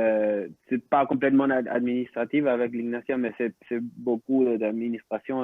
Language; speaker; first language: French; non-native, local second language; Spanish